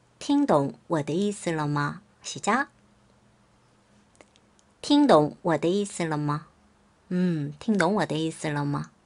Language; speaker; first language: Chinese; non-native, fluent; Korean